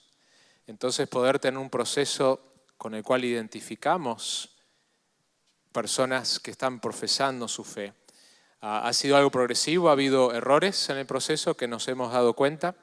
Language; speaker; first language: Spanish; native; Spanish